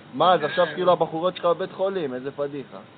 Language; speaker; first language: Hebrew; native; Hebrew